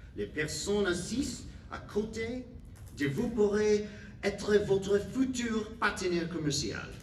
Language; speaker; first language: French; non-native, fluent; English